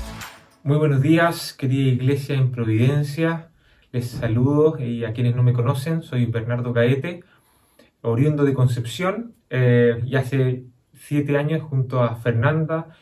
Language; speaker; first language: Spanish; native; Spanish